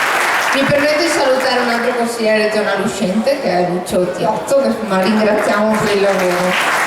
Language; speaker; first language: Italian; native; Italian